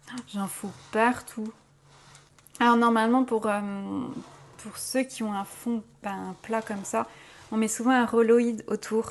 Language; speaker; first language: French; native; French